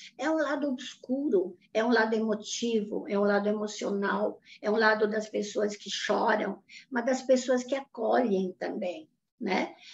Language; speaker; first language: Portuguese; non-native, fluent; Italian